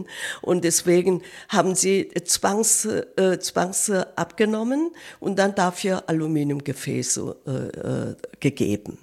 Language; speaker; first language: German; non-native, fluent; Korean